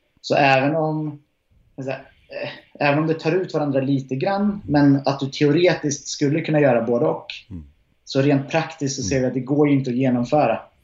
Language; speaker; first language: Swedish; native; Swedish